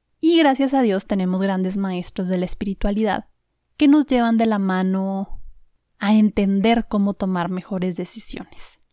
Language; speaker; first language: Spanish; native; Spanish